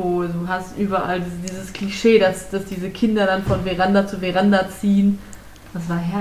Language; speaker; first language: German; native; German